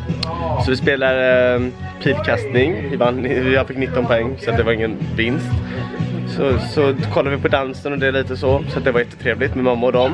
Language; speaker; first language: Swedish; native; Swedish